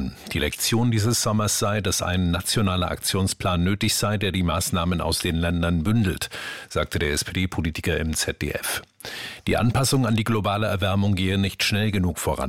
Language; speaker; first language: German; native; German